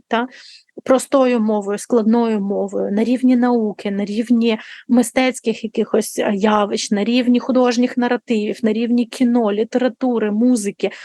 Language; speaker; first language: Ukrainian; native; Ukrainian